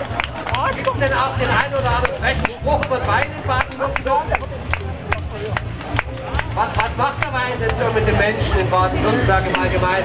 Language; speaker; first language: German; native; German